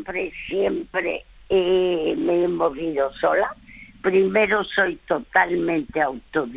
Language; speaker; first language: Spanish; early bilingual, other home language; French